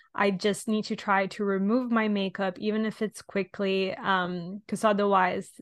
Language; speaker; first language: English; non-native, fluent; Italian